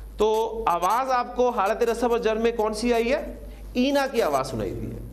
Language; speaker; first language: Urdu; native; Urdu